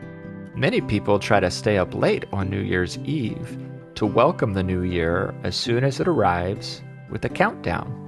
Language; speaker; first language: English; native; English